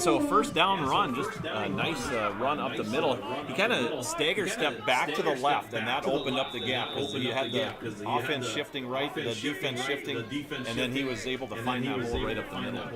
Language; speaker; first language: English; native; English